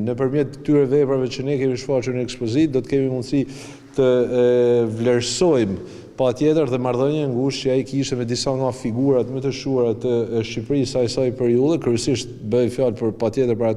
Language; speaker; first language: Albanian; native; Albanian